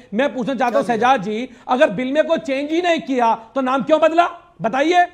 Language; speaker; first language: Hindi; native; Hindi